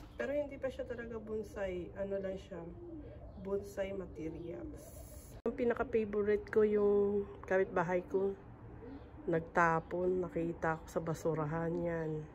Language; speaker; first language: Filipino; native; Filipino